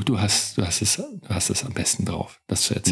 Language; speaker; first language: German; native; German